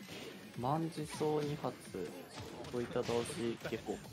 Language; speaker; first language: Japanese; native; Japanese